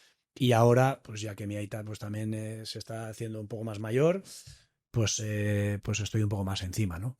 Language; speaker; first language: Spanish; native; Spanish